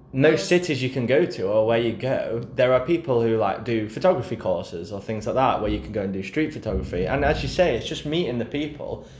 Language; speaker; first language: English; native; English